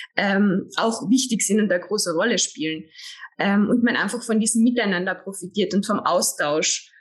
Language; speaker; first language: German; native; German